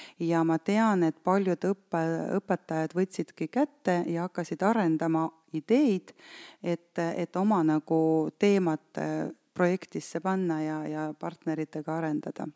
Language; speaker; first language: Estonian; non-native, local second language; Russian